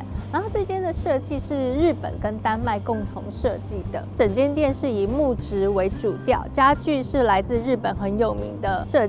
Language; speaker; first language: Chinese; native; Chinese